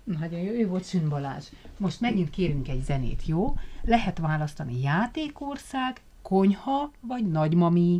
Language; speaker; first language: Hungarian; native; Hungarian